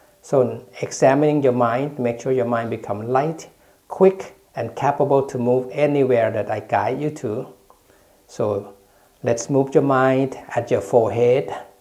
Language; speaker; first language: English; non-native, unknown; Thai